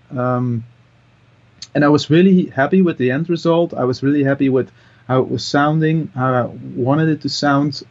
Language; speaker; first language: English; non-native, fluent; Dutch